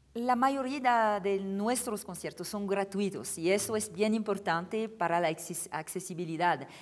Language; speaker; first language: Spanish; non-native, fluent; French